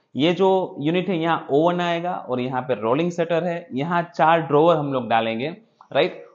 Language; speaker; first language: Hindi; non-native, local second language; Gujarati